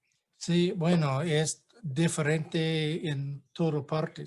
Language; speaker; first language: Spanish; non-native, fluent; English